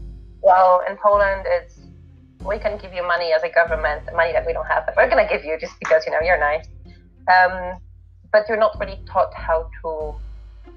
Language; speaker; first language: English; non-native, fluent; Polish